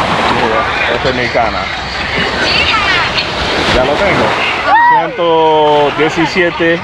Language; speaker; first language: Spanish; non-native, learner; English